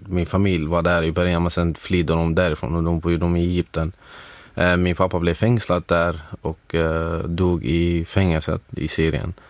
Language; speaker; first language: Swedish; non-native, fluent; Arabic